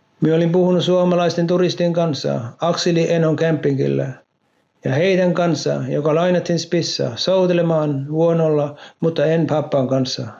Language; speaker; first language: Finnish; non-native, local second language; Norwegian